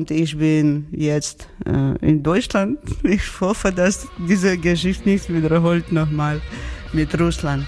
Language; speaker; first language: German; non-native, learner; Georgian